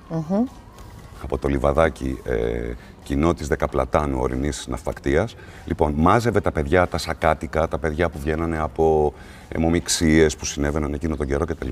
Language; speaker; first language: Greek; native; Greek